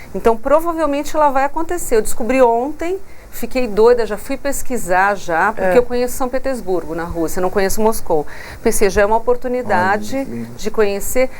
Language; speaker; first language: Portuguese; non-native, local second language; English